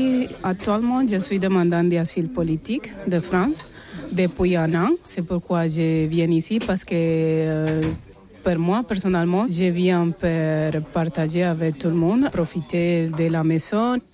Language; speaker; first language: French; non-native, learner; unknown